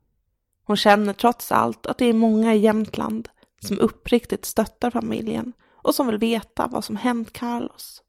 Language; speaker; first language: Swedish; native; Swedish